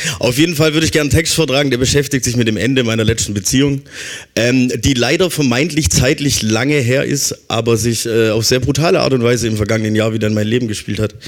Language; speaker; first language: German; native; German